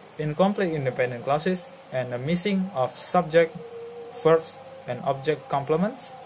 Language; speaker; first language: English; non-native, learner; Indonesian